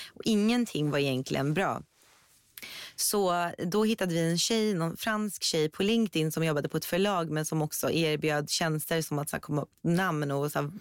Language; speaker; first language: Swedish; early bilingual, other home language; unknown